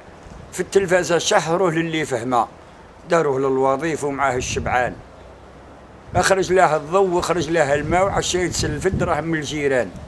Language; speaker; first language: Arabic; native; Arabic